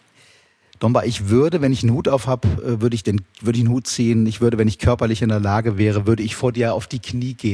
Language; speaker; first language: German; native; German